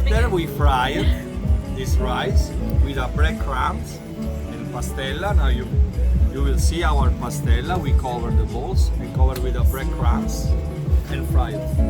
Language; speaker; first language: English; non-native, learner; Italian